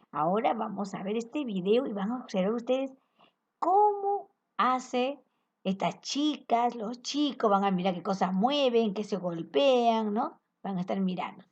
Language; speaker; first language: Spanish; native; Spanish